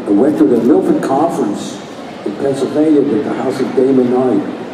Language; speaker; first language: English; native; English